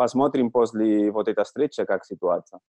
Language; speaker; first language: Russian; non-native, learner; Catalan